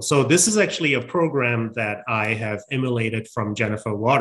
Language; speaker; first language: English; non-native, local second language; Min Nan Chinese